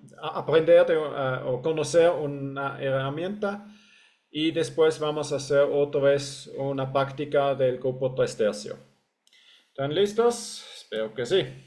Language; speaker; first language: Spanish; non-native, fluent; English